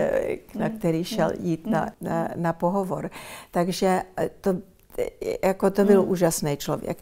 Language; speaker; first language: Czech; early bilingual, heritage; Czech